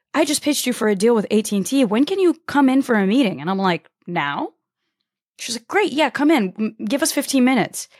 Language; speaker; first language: English; early bilingual, other home language; Portuguese